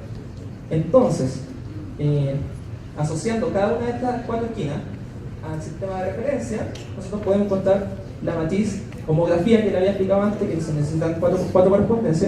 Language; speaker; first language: Spanish; native; Spanish